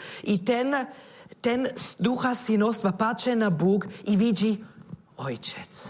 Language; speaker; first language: Polish; non-native, learner; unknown